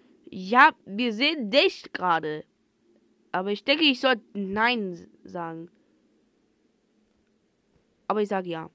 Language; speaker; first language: German; non-native, learner; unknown